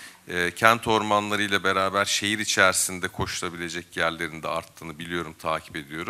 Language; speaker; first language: Turkish; native; Turkish